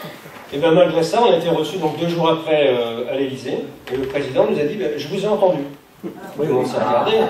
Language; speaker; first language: French; native; French